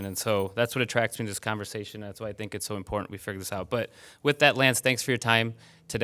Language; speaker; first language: English; early bilingual, other home language; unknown